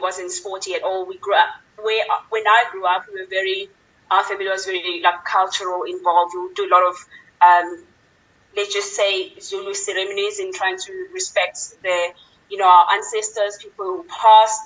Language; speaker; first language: English; non-native, local second language; Zulu